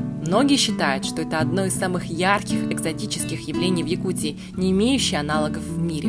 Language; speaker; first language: Russian; native; Russian